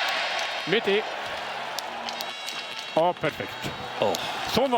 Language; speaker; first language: Norwegian; native; Norwegian